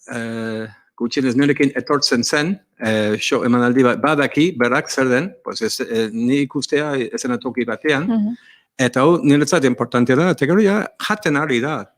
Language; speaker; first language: Basque; non-native, learner; English